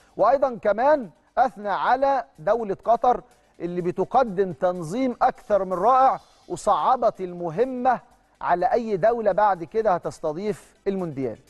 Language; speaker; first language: Arabic; native; Arabic